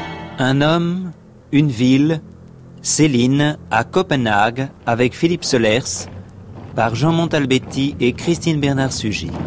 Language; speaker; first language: French; native; French